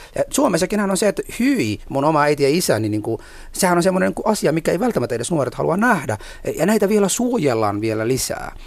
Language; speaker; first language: Finnish; non-native, fluent; Somali